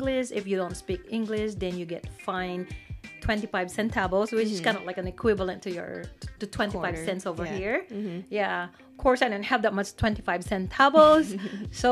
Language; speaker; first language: English; non-native, local second language; Pampanga